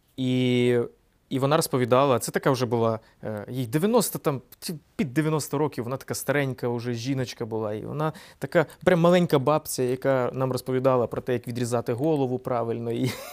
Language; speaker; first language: Ukrainian; non-native, local second language; Russian